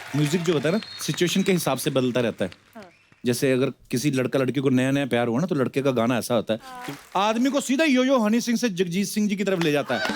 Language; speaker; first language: Hindi; non-native, local second language; Punjabi